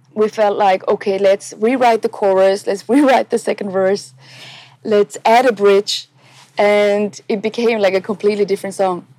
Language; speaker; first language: English; non-native, fluent; Tamil